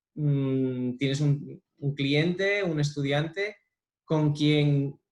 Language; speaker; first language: Spanish; non-native, fluent; English